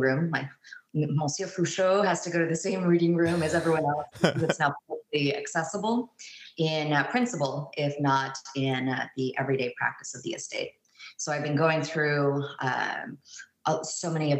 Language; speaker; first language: English; native; English